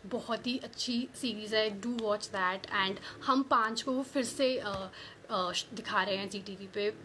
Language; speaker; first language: Hindi; native; Hindi